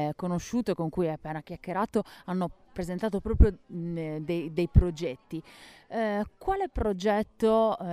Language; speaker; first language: Italian; native; Italian